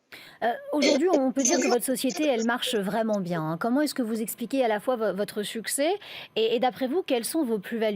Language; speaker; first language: French; native; French